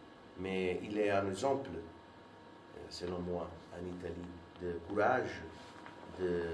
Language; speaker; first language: French; non-native, fluent; Italian